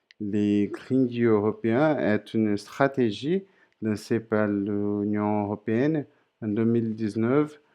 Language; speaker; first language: French; non-native, learner; Portuguese